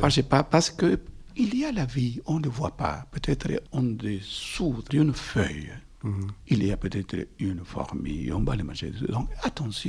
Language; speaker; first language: French; non-native, fluent; Spanish